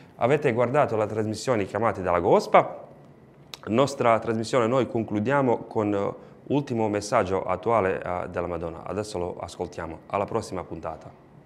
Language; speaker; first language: Italian; non-native, fluent; Croatian